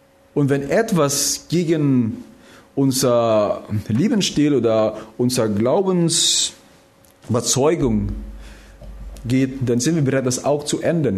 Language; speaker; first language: German; non-native, fluent; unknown